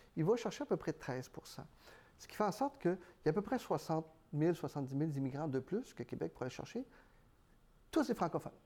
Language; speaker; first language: French; early bilingual, other home language; Spanish